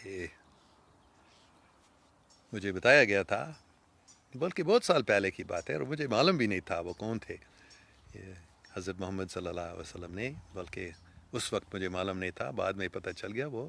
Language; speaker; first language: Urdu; non-native, fluent; English